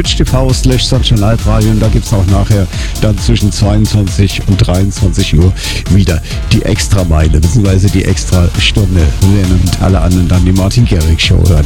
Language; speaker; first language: German; native; German